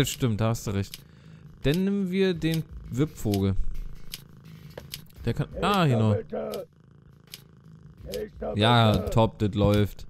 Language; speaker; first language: German; native; German